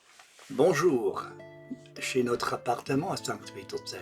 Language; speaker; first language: French; non-native, local second language; German